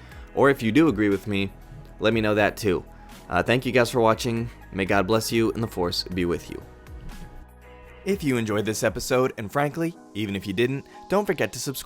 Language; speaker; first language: English; native; English